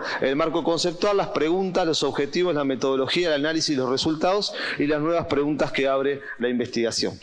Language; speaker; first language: Spanish; native; Spanish